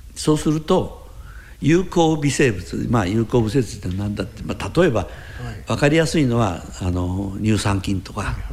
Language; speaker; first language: Japanese; native; Japanese